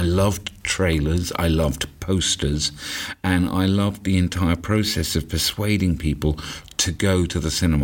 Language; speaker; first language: English; native; English